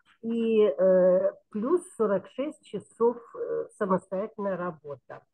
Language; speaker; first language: Russian; non-native, local second language; Kyrgyz